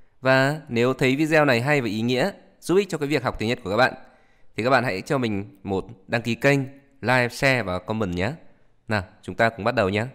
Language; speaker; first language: Vietnamese; native; Vietnamese